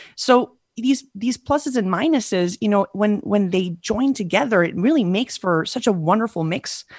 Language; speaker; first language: English; early bilingual, other home language; Spanish